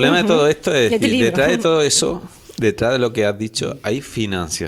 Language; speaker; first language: Spanish; native; Spanish